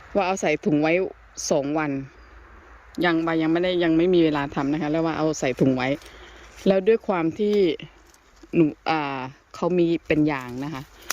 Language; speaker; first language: Thai; native; Thai